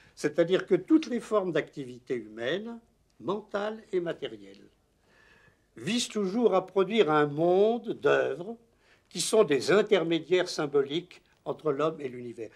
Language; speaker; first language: French; native; French